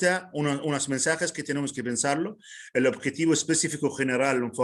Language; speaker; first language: Spanish; non-native, fluent; Arabic